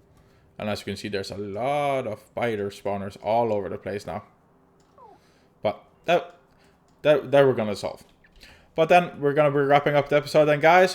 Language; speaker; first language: English; non-native, fluent; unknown